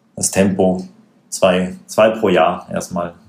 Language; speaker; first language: German; non-native, fluent; French